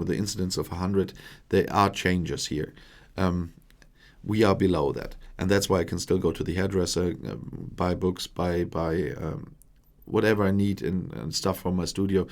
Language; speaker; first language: English; non-native, fluent; German